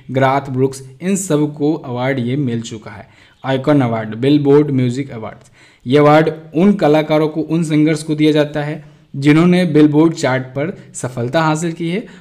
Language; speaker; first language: Hindi; native; Hindi